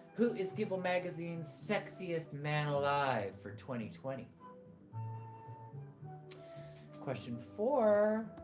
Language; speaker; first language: English; native; English